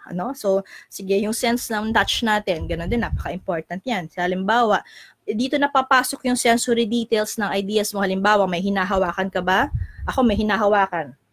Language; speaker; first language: Filipino; native; Filipino